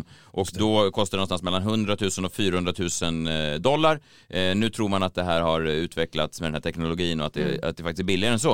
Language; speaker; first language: Swedish; native; Swedish